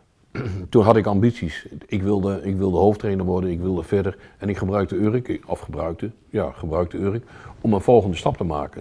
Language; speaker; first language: Dutch; native; Dutch